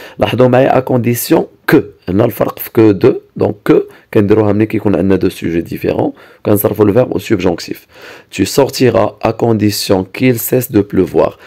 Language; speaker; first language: French; non-native, local second language; Arabic